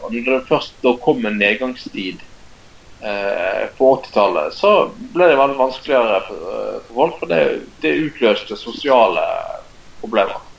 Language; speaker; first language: Norwegian; native; Norwegian